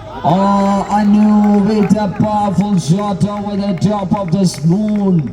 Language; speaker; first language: English; non-native, local second language; Malayalam